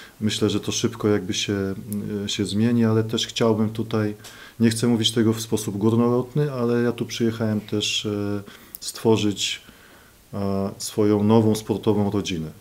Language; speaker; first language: Polish; native; Polish